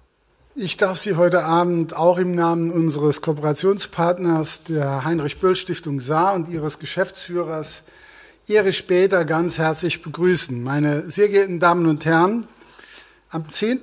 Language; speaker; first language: German; native; German